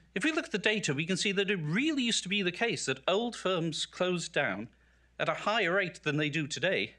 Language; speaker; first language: English; native; English